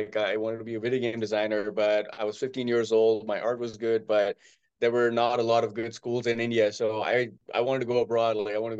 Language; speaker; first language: English; non-native, local second language; Hindi